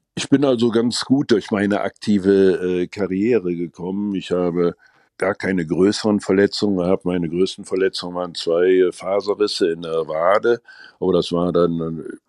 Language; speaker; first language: German; native; German